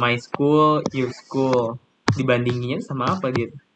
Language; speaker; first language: English; non-native, fluent; Indonesian